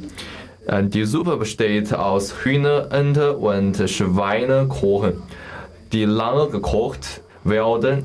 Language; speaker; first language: German; non-native, learner; Chinese